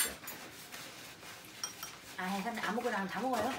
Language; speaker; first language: Korean; non-native, fluent; Vietnamese